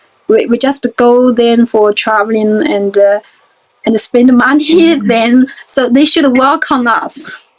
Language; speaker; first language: English; non-native, fluent; Chinese